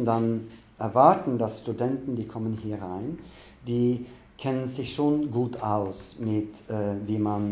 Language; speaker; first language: German; non-native, fluent; Norwegian